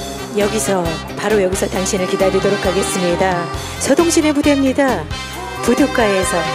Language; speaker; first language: Korean; native; Korean